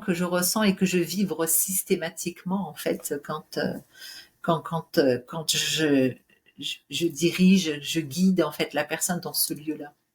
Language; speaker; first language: French; native; French